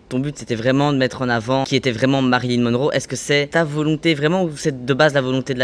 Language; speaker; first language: French; native; French